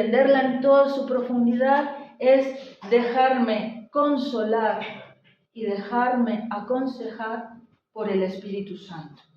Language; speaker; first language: Spanish; native; Spanish